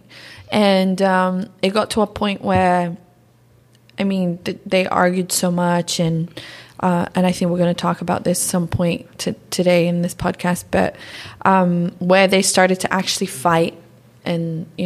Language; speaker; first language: English; early bilingual, other home language; Portuguese